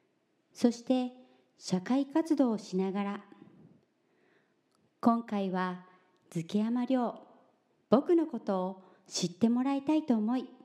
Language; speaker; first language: Japanese; native; Japanese